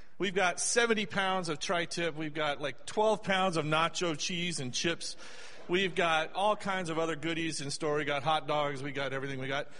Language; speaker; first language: English; native; English